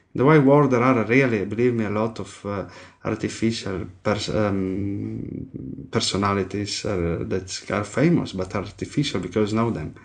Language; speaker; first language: English; non-native, fluent; Italian